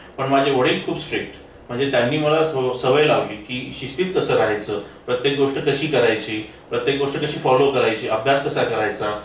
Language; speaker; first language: Marathi; native; Marathi